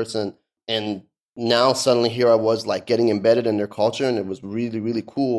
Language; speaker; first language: English; early bilingual, other home language; Persian